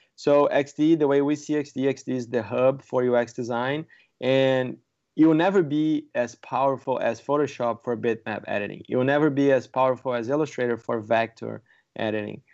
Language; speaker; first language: English; non-native, fluent; Portuguese